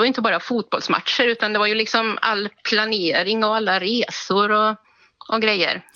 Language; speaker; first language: Swedish; native; Swedish